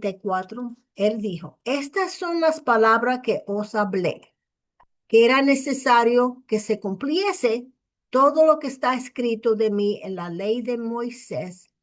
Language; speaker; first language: Spanish; early bilingual, heritage; English